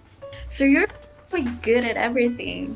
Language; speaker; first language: English; non-native, fluent; Russian